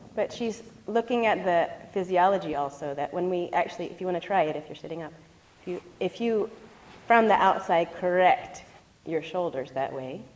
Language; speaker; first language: English; native; English